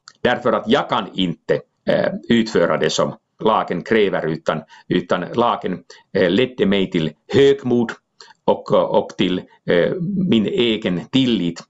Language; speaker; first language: Swedish; non-native, local second language; Finnish